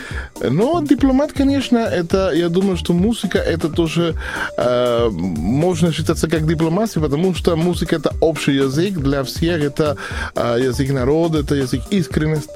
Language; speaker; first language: Russian; non-native, learner; Spanish